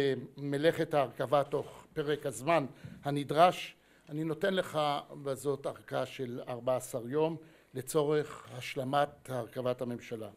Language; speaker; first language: Hebrew; native; Hebrew